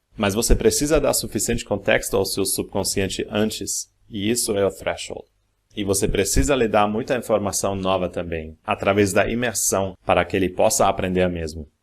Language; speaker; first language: Portuguese; non-native, fluent; German